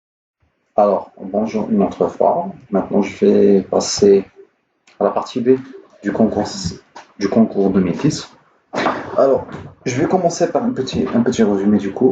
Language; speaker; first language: French; non-native, local second language; Arabic